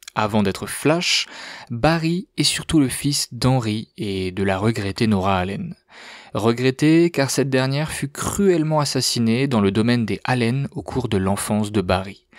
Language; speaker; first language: French; native; French